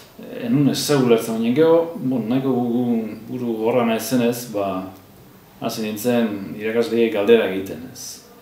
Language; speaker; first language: Basque; non-native, fluent; German